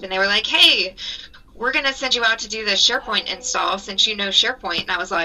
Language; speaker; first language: English; native; English